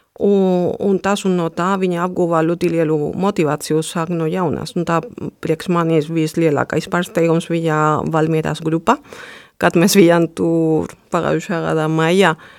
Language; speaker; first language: Latvian; non-native, fluent; Spanish